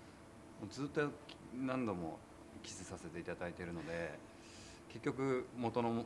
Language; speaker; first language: Japanese; native; Japanese